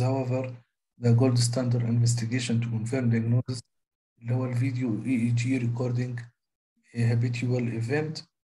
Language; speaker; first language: English; non-native, fluent; Arabic